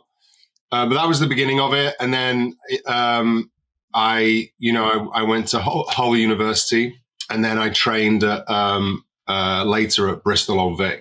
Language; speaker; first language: English; native; English